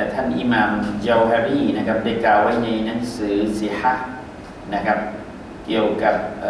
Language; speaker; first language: Thai; native; Thai